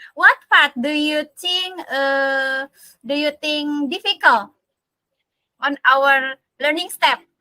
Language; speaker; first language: English; non-native, learner; Indonesian